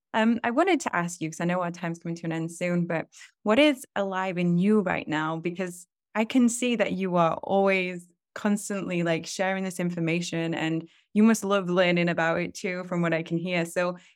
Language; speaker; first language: English; native; English